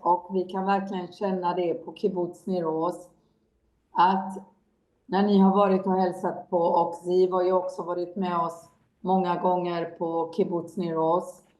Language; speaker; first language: Swedish; non-native, fluent; Hebrew